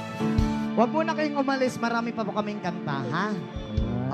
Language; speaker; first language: Filipino; non-native, local second language; Cebuano